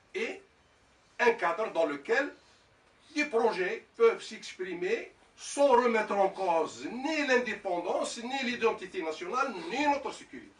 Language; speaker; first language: French; non-native, local second language; Arabic